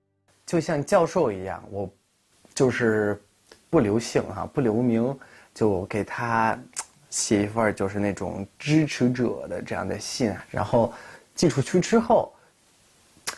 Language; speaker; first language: Chinese; non-native, fluent; Russian